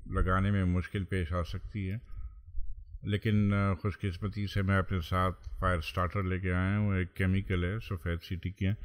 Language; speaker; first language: Urdu; non-native, local second language; Pashto